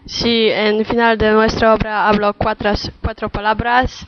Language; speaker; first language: Spanish; non-native, learner; Polish